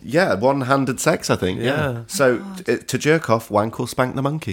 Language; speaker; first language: English; native; English